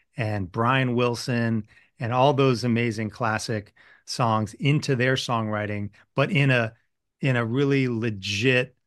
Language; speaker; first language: English; native; English